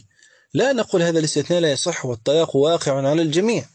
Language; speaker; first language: Arabic; native; Arabic